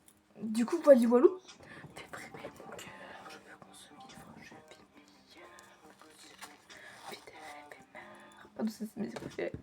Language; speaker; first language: French; native; French